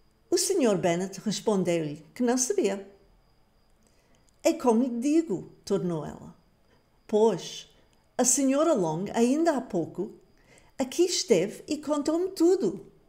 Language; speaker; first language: Portuguese; non-native, fluent; English